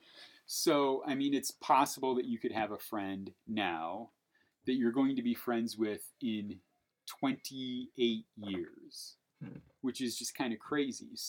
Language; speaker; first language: English; native; English